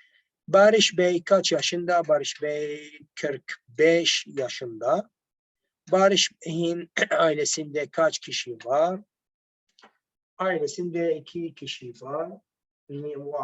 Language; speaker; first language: Turkish; non-native, learner; Arabic